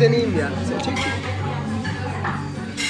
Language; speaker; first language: Turkish; native; Turkish